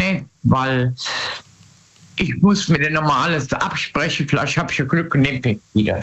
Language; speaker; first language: German; native; German